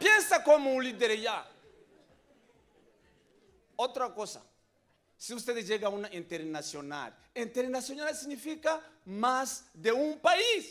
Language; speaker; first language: Spanish; non-native, learner; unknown